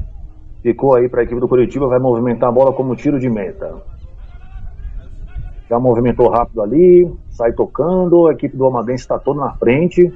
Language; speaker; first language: Portuguese; native; Portuguese